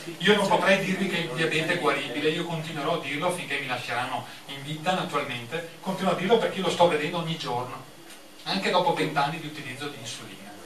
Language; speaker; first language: Italian; native; Italian